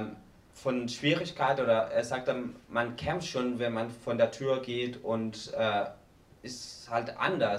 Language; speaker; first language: German; non-native, learner; Spanish